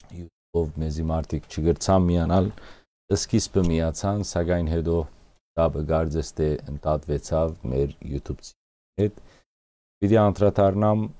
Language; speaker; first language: Armenian; early bilingual, heritage; Armenian